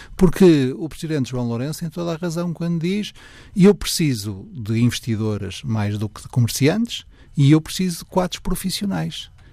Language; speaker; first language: Portuguese; native; Portuguese